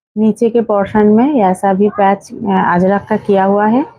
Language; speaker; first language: Hindi; non-native, local second language; Bangla